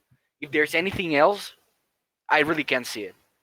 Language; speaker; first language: English; non-native, fluent; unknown